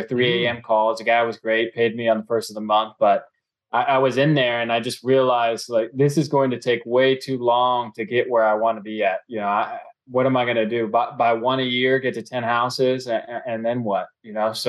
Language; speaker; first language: English; native; English